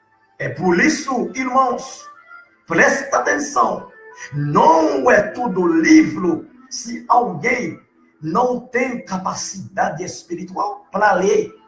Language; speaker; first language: Portuguese; non-native, learner; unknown